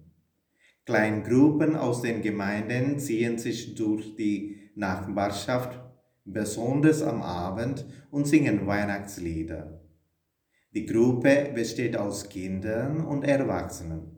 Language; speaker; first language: German; non-native, fluent; Malayalam